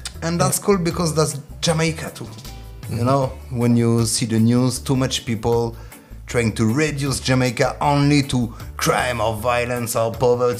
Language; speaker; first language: English; non-native, fluent; French